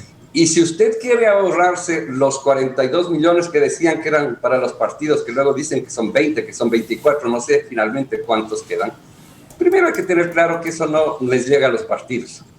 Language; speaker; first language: Spanish; native; Spanish